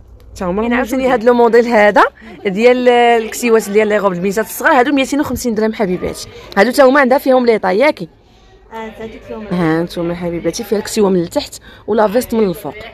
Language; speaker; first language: Arabic; native; Arabic